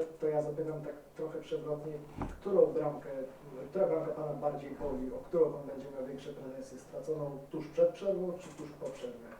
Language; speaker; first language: Polish; native; Polish